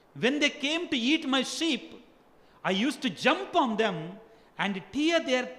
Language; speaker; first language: English; non-native, local second language; Telugu